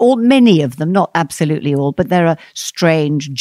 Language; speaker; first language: English; non-native, fluent; French